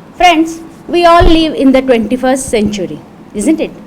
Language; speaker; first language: English; non-native, local second language; Marathi